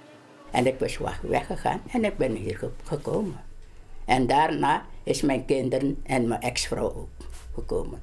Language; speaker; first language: Dutch; non-native, local second language; Javanese